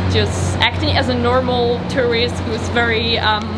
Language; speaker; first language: English; non-native, fluent; Polish